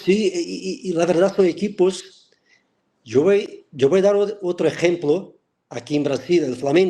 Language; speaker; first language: Spanish; non-native, fluent; Portuguese